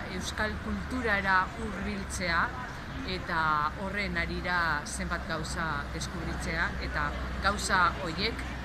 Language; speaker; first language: Basque; non-native, local second language; Spanish